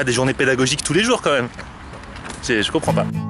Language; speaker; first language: French; native; French